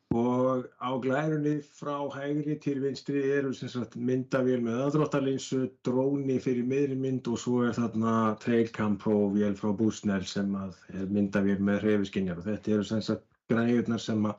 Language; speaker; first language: Icelandic; native; Icelandic